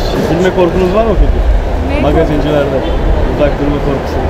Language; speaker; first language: Turkish; native; Turkish